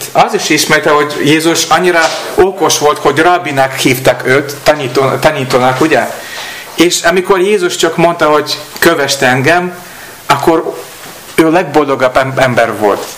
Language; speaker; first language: Hungarian; non-native, learner; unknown